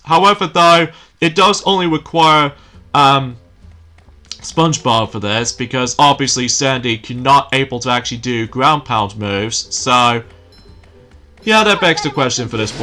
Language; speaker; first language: English; native; English